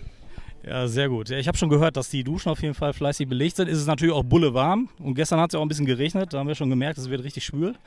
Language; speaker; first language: German; native; German